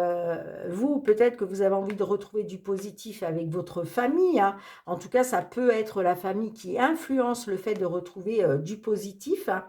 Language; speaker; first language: French; native; French